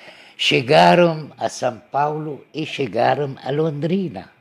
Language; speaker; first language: Portuguese; non-native, learner; Arabic